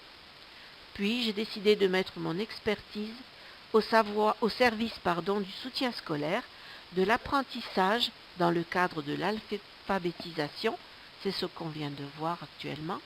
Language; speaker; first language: French; native; French